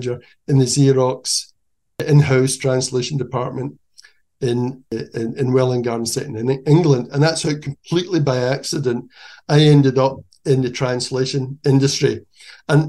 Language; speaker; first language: English; native; English